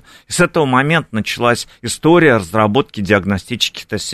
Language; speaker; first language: Russian; native; Russian